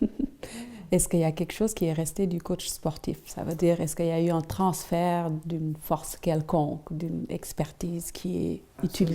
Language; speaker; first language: French; native; French